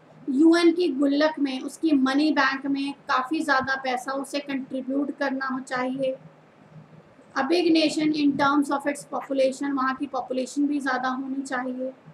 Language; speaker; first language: Hindi; non-native, local second language; Punjabi